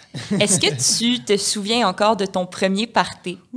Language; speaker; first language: French; native; French